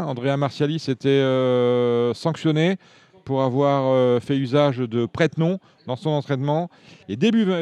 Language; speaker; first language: French; native; French